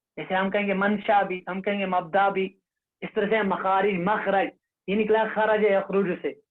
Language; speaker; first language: Urdu; non-native, local second language; Kashmiri